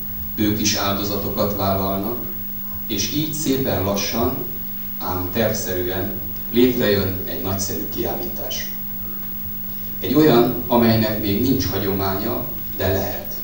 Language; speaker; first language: Hungarian; native; Hungarian